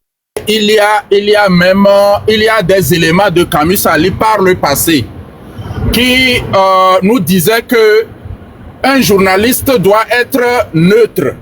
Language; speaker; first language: French; non-native, local second language; Ewe